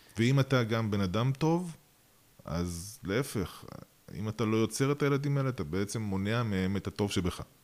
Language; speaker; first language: Hebrew; early bilingual, other home language; Russian